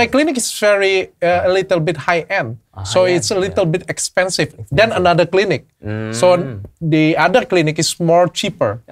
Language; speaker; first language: English; non-native, learner; Indonesian